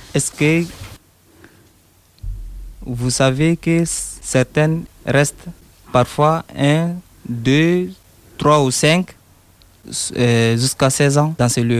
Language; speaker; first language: French; non-native, learner; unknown